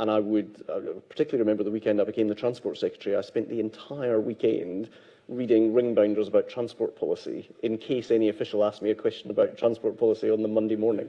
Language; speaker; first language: English; native; English